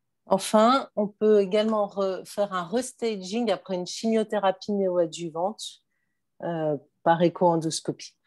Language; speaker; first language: French; native; French